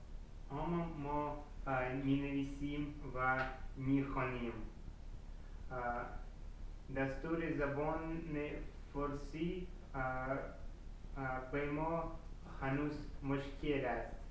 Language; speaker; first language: Persian; non-native, learner; Russian